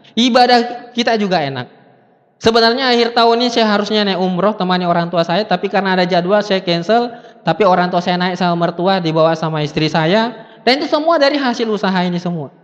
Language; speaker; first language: Indonesian; non-native, local second language; Buginese